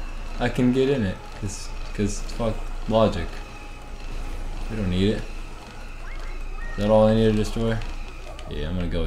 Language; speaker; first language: English; native; English